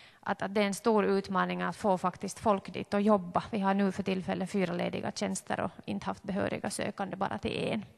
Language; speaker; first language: Swedish; native; Swedish